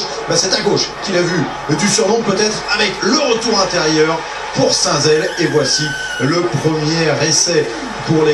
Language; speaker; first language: French; native; French